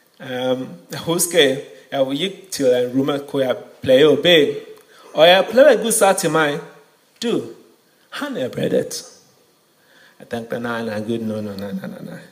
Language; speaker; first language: Norwegian; non-native, fluent; Yoruba